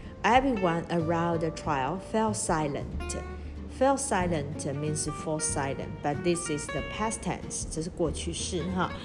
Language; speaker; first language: English; non-native, fluent; Chinese